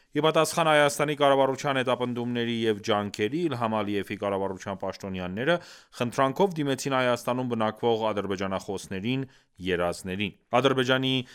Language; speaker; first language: Armenian; early bilingual, heritage; Armenian